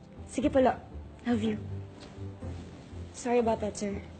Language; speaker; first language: English; non-native, local second language; Filipino